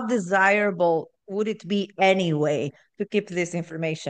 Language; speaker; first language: English; non-native, fluent; Portuguese